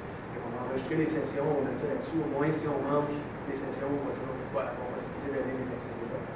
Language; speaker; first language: French; native; French